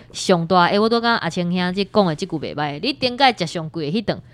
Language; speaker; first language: Min Nan Chinese; non-native, local second language; Chinese